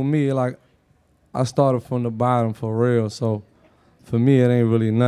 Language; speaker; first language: English; non-native, fluent; Arabic